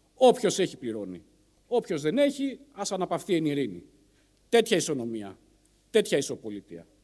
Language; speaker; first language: Greek; native; Greek